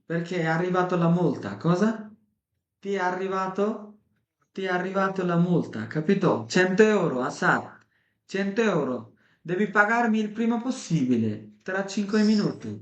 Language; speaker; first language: Italian; non-native, fluent; Bangla